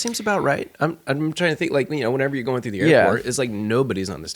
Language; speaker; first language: English; native; English